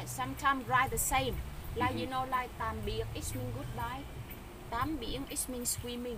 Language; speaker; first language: English; non-native, learner; Vietnamese